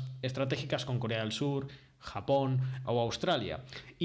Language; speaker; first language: Spanish; native; Spanish